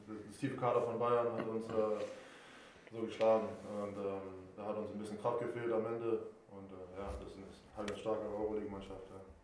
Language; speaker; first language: German; non-native, fluent; English